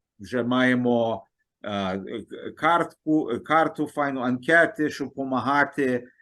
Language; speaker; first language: Ukrainian; early bilingual, heritage; Ukrainian